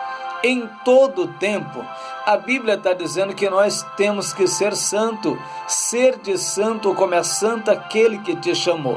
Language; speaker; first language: Portuguese; native; Portuguese